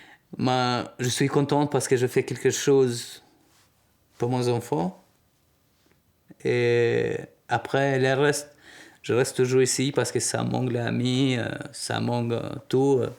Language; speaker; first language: French; non-native, learner; Albanian